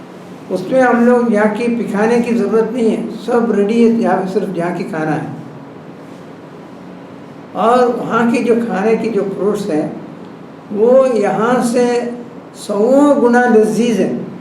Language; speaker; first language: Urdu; non-native, local second language; Malayalam